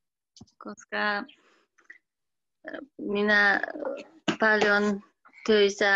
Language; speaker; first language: Finnish; non-native, learner; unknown